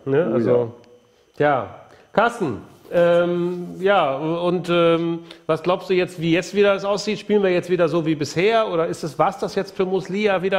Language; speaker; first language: German; native; German